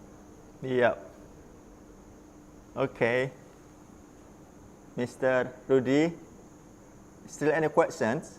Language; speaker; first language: English; non-native, learner; Indonesian